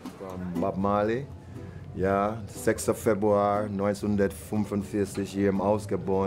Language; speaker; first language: German; non-native, learner; English